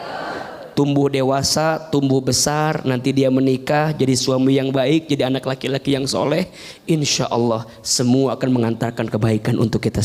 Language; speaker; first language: Indonesian; native; Indonesian